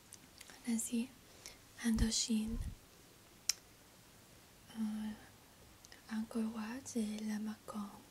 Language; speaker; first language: French; non-native, learner; English